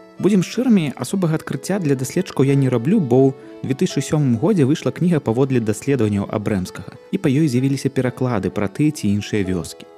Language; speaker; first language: Belarusian; native; Belarusian